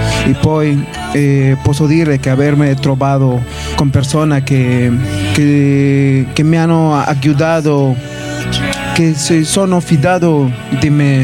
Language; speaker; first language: Italian; non-native, learner; Spanish